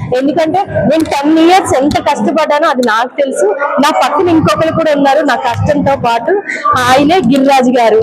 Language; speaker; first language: Telugu; native; Telugu